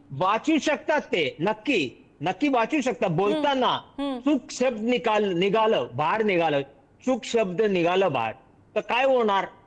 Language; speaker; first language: Marathi; non-native, local second language; Hindi